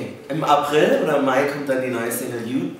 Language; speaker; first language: German; native; German